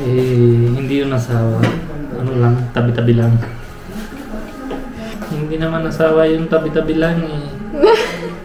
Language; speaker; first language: Filipino; non-native, learner; Punjabi